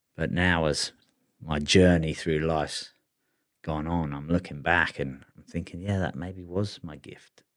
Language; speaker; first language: English; native; English